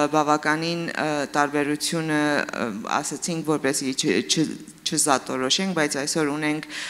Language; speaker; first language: Armenian; early bilingual, heritage; Armenian